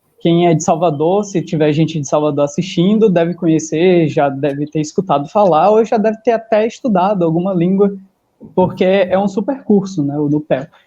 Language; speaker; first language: Portuguese; native; Portuguese